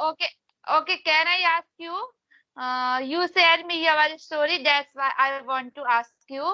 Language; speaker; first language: English; non-native, learner; Hindi